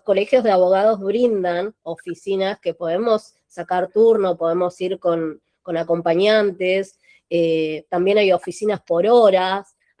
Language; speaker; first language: Spanish; native; Spanish